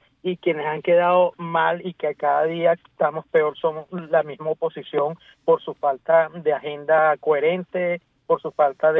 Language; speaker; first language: Spanish; native; Spanish